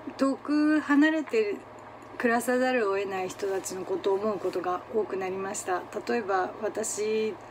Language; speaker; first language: Japanese; native; Japanese